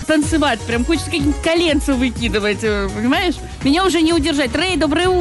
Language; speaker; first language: Russian; native; Russian